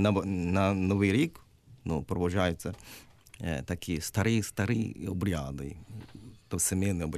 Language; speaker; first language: Ukrainian; non-native, learner; Japanese